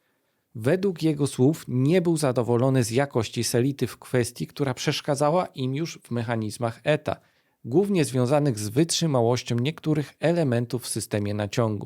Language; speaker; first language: Polish; native; Polish